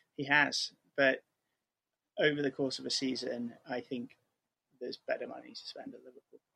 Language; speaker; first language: English; native; English